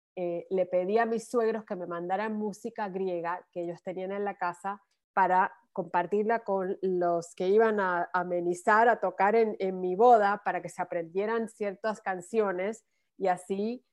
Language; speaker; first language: Spanish; native; Spanish